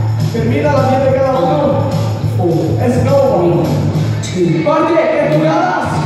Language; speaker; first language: Spanish; native; Spanish